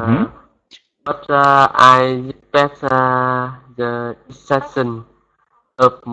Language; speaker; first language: English; non-native, learner; Vietnamese